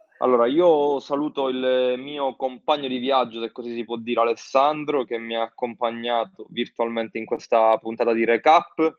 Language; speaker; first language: Italian; native; Italian